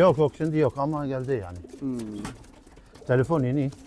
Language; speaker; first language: Turkish; non-native, learner; Arabic